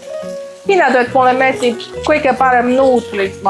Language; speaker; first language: Estonian; non-native, learner; Chinese